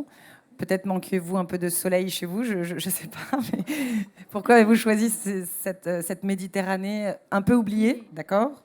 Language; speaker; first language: French; native; French